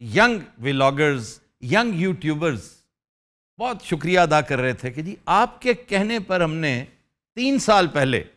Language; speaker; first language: Urdu; native; Urdu